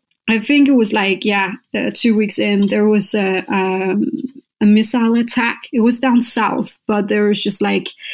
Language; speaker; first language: English; non-native, fluent; Danish